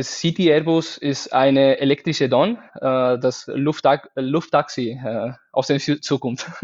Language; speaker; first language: German; non-native, fluent; Spanish